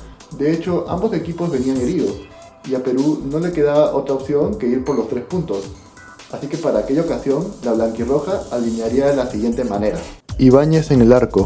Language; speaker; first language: Spanish; native; Spanish